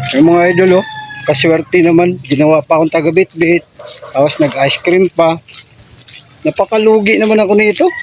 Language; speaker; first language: Filipino; native; Filipino